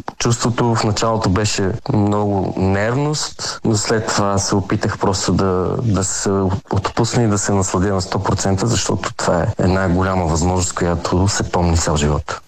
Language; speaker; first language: Bulgarian; native; Bulgarian